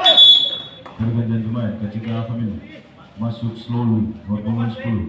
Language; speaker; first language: Malay; native; Malay